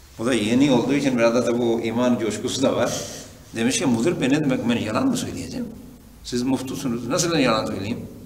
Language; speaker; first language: Turkish; non-native, fluent; Urdu